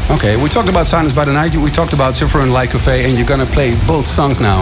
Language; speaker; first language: English; non-native, fluent; Dutch